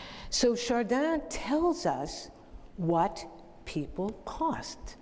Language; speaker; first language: English; native; English